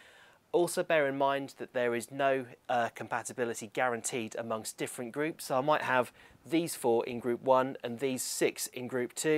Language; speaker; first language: English; native; English